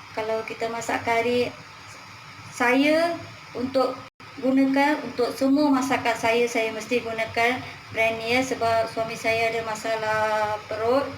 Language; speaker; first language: Malay; non-native, local second language; Tamil